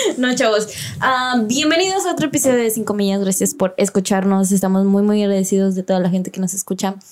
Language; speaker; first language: Spanish; early bilingual, heritage; Spanish